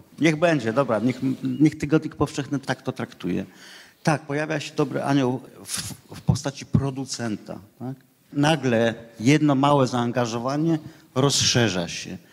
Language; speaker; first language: Polish; native; Polish